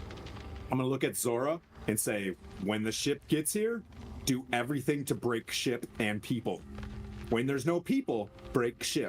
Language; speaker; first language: English; native; English